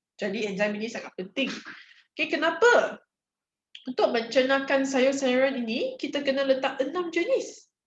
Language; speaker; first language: Malay; non-native, local second language; Chinese